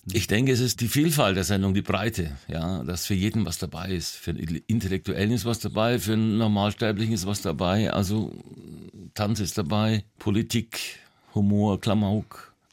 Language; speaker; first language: German; native; German